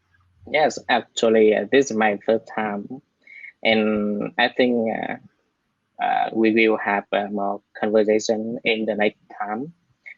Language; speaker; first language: English; non-native, learner; Vietnamese